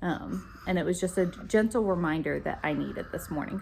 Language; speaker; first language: English; native; English